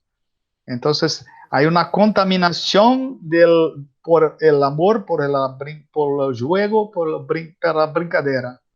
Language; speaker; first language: Spanish; non-native, learner; Portuguese